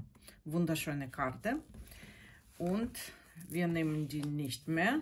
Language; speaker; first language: German; non-native, fluent; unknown